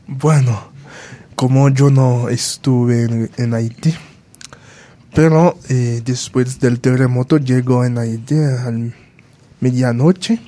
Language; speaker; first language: Spanish; non-native, fluent; Haitian Creole